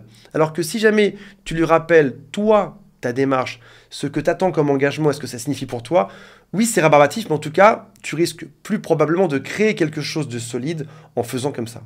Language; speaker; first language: French; native; French